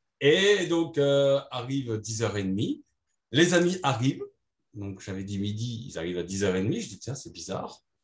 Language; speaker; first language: French; native; French